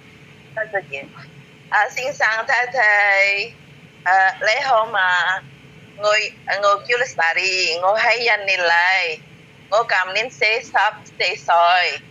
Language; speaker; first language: Cantonese; non-native, learner; Indonesian